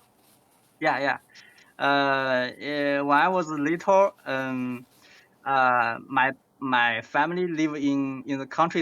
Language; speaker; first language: English; non-native, learner; Chinese